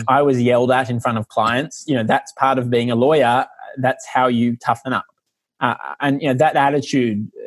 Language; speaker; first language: English; native; English